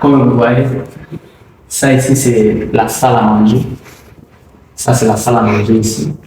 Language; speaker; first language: French; non-native, local second language; Rundi